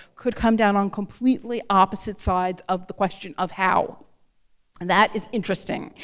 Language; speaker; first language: English; native; English